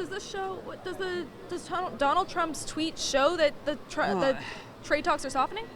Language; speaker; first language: English; native; English